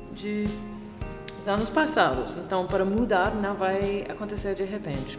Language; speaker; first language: Portuguese; non-native, fluent; English